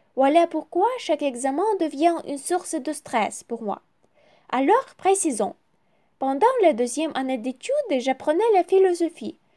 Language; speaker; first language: French; non-native, learner; Ukrainian